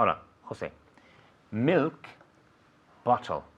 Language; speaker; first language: Spanish; non-native, fluent; English